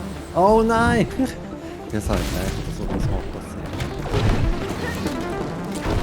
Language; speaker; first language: German; native; German